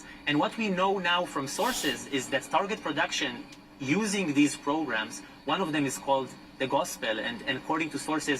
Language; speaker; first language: English; non-native, fluent; Hebrew